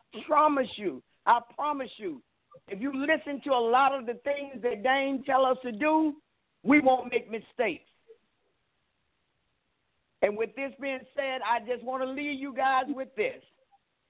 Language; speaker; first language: English; native; English